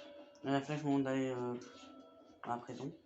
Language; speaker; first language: French; native; French